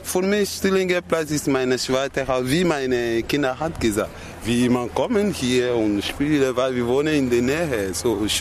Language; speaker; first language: German; non-native, learner; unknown